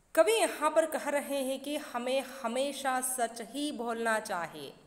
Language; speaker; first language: Hindi; non-native, local second language; Kannada